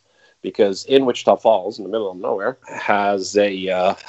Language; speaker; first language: English; non-native, fluent; Italian